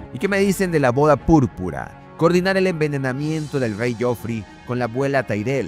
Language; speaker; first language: Spanish; native; Spanish